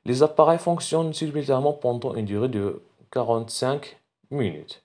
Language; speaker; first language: French; non-native, local second language; Arabic